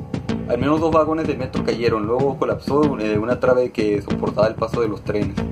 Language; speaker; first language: Spanish; native; Spanish